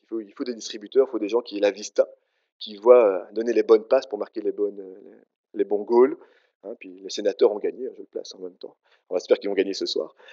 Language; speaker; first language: French; native; French